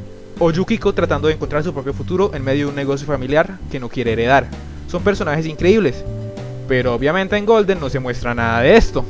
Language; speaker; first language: Spanish; native; Spanish